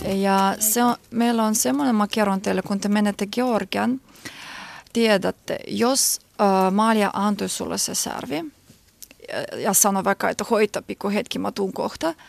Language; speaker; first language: Finnish; non-native, learner; Georgian